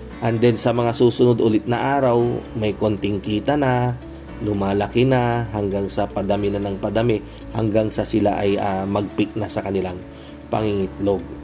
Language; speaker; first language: Filipino; non-native, local second language; Pangasinan